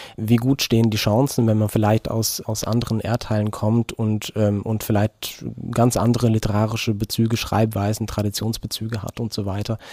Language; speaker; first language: German; non-native, fluent; Norwegian